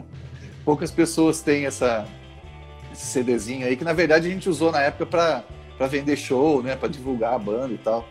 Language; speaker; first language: Portuguese; native; Portuguese